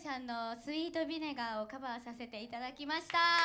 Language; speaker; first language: Japanese; native; Japanese